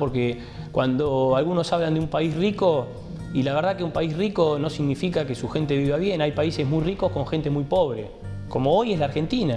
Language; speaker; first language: Spanish; native; Spanish